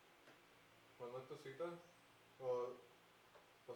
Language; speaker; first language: Spanish; early bilingual, heritage; English